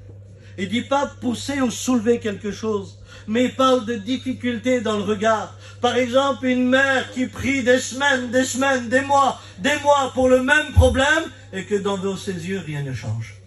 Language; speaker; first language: French; native; French